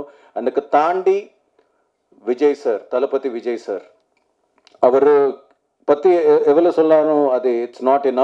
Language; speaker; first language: Tamil; non-native, learner; Telugu